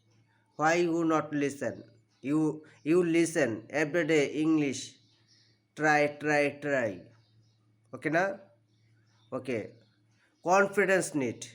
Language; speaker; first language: English; non-native, learner; Bangla